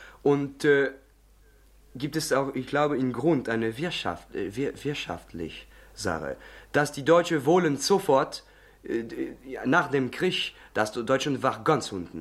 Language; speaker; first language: German; non-native, learner; French